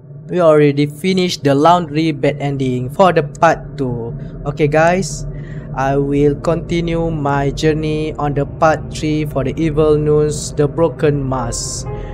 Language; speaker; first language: English; non-native, local second language; Malay